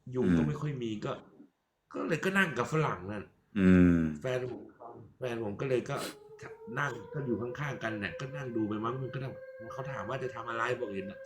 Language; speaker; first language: Thai; native; Thai